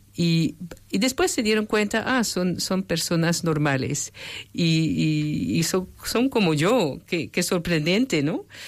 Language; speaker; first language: Spanish; non-native, fluent; French